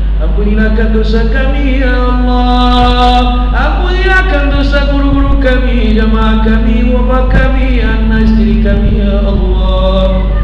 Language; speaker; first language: Malay; non-native, fluent; Arabic